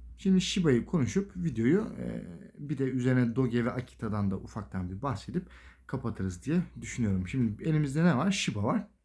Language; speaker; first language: Turkish; native; Turkish